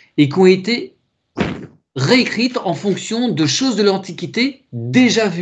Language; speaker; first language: French; native; French